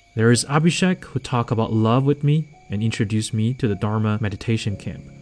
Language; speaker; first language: English; non-native, fluent; Chinese